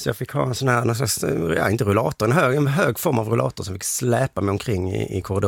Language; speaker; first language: Swedish; native; Swedish